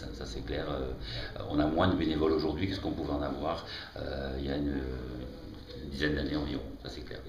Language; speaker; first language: French; native; French